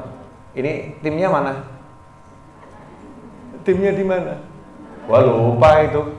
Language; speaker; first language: Indonesian; native; Indonesian